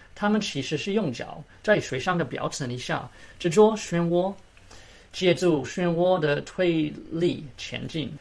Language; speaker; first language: Chinese; early bilingual, heritage; Chinese